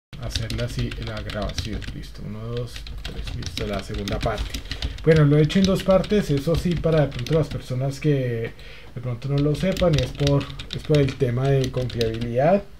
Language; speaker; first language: Spanish; native; Spanish